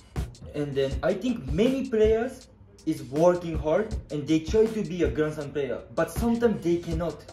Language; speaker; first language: English; non-native, learner; Japanese